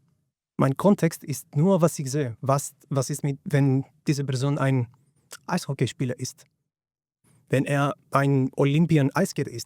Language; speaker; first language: German; non-native, fluent; Greek